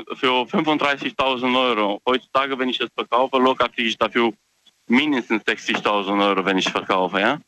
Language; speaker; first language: German; non-native, fluent; Romanian